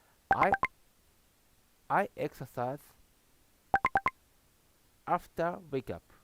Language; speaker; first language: English; non-native, learner; Japanese